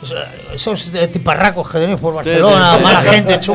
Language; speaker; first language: Spanish; native; Spanish